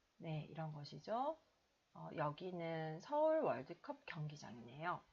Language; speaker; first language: Korean; native; Korean